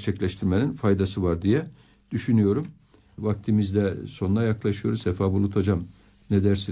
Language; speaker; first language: Turkish; native; Turkish